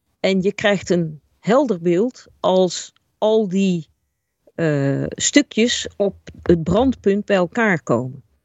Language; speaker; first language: Dutch; native; Dutch